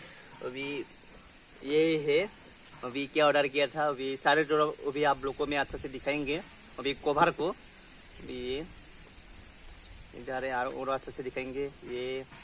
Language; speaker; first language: Hindi; non-native, local second language; Assamese